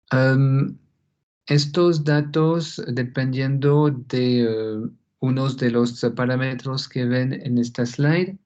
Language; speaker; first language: Spanish; non-native, fluent; French